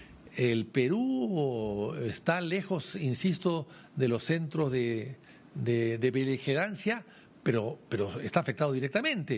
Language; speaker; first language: Spanish; native; Spanish